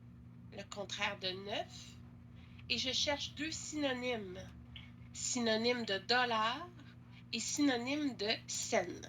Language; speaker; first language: French; native; French